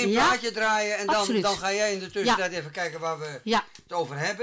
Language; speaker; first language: Dutch; native; Dutch